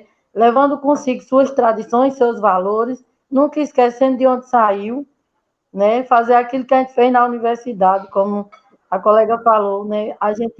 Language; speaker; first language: Portuguese; native; Portuguese